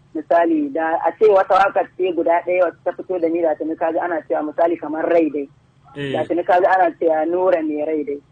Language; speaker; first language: Hausa; native; Hausa